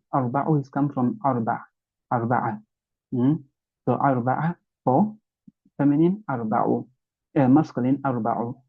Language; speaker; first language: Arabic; non-native, fluent; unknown